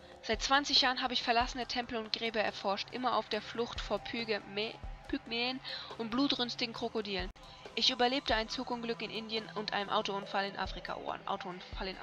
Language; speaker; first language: German; native; German